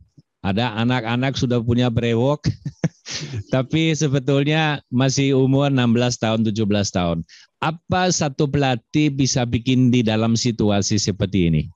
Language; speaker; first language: Indonesian; non-native, fluent; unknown